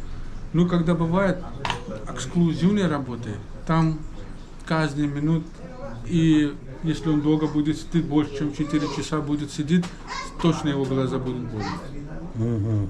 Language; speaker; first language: Russian; non-native, learner; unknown